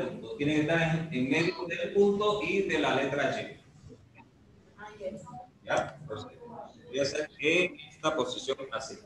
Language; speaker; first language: Spanish; native; Spanish